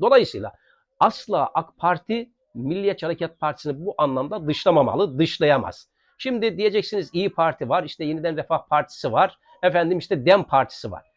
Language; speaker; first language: Turkish; native; Turkish